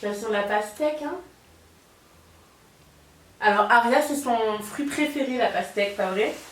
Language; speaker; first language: French; native; French